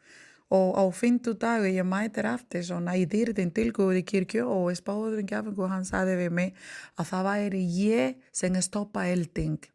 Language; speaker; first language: Icelandic; non-native, learner; Spanish